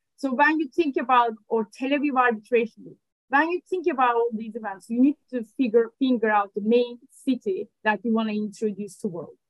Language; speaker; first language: English; non-native, fluent; Turkish